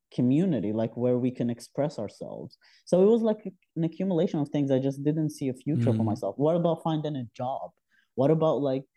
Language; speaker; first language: English; non-native, fluent; Arabic